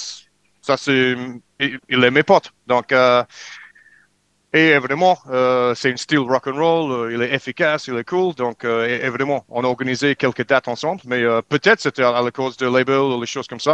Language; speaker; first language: French; non-native, learner; English